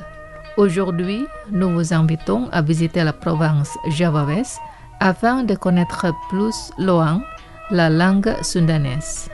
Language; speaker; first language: French; non-native, fluent; Indonesian